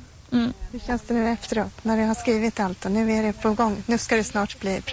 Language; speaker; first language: Swedish; native; Swedish